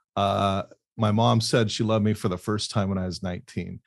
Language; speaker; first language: English; native; English